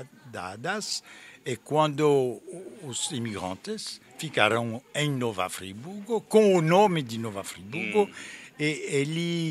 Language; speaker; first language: Portuguese; non-native, fluent; French